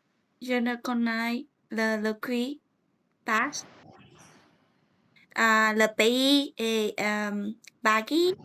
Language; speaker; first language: French; non-native, learner; Vietnamese